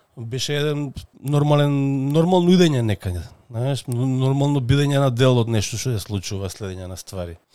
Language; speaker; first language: Macedonian; native; Macedonian